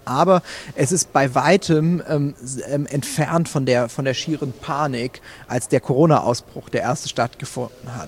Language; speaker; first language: German; native; German